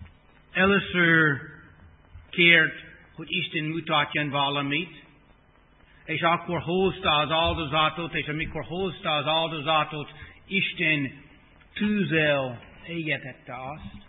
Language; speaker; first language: Hungarian; non-native, fluent; English